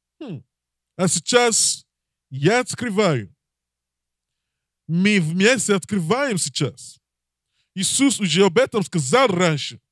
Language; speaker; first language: Russian; non-native, learner; English